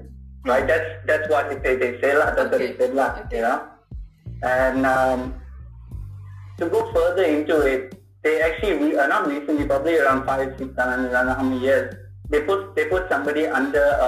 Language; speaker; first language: English; non-native, local second language; Tamil